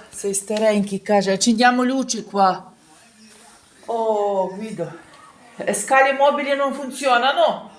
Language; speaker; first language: Italian; non-native, learner; Ukrainian